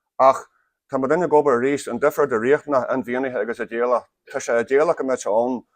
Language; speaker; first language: Irish; native; Irish